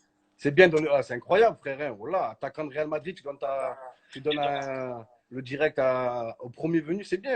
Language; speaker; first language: French; native; French